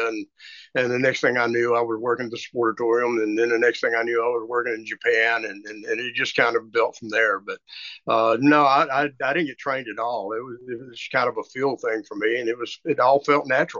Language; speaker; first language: English; native; English